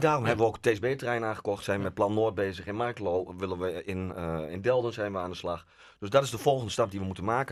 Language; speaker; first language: Dutch; native; Dutch